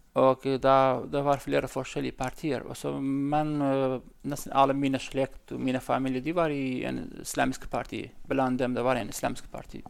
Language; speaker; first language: Norwegian; non-native, learner; Central Kurdish